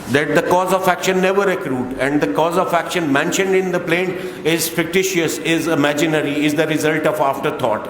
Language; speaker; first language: English; non-native, local second language; Urdu